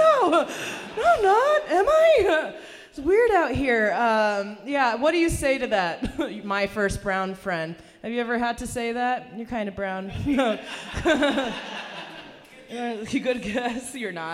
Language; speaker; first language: English; early bilingual, other home language; Persian